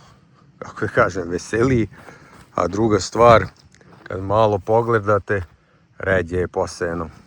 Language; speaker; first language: Croatian; native; Croatian